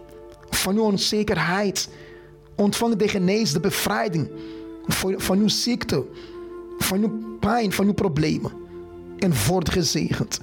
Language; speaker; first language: Dutch; non-native, fluent; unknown